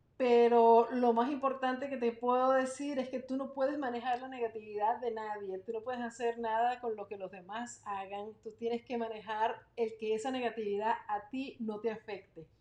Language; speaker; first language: Spanish; native; Spanish